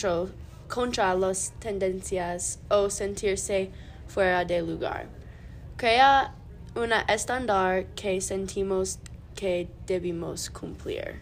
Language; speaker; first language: Spanish; non-native, learner; English